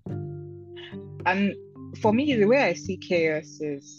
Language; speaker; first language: English; non-native, local second language; Igbo